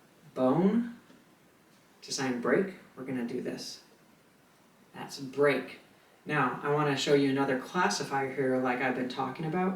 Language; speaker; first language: English; native; English